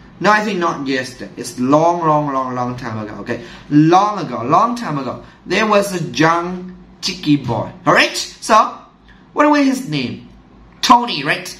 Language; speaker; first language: English; non-native, fluent; Vietnamese